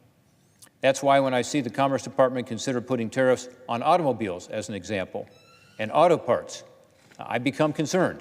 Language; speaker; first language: English; native; English